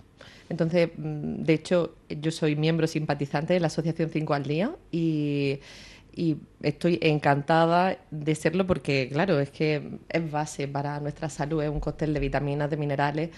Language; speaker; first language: Spanish; native; Spanish